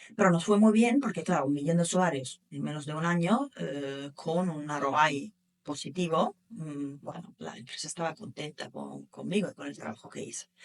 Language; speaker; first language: Spanish; non-native, fluent; Italian